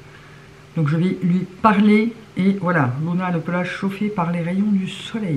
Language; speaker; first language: French; native; French